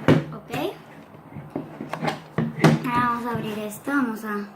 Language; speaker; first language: Spanish; early bilingual, heritage; Spanish